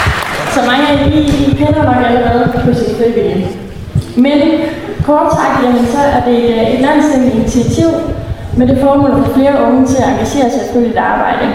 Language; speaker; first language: Danish; native; Danish